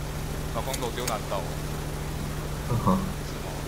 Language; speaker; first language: Chinese; native; Chinese